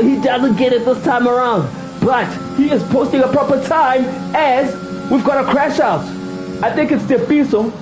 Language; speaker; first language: English; non-native, local second language; Zulu